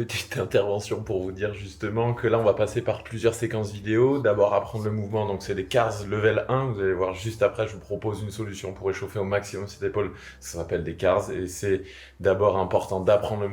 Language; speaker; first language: French; native; French